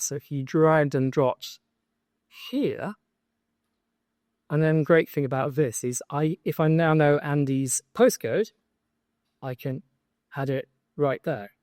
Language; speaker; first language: English; native; English